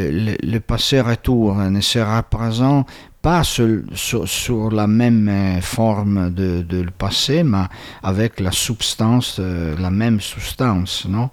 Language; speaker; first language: French; non-native, fluent; Italian